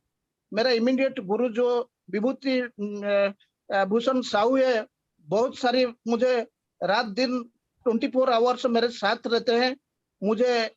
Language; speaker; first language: Hindi; non-native, local second language; Odia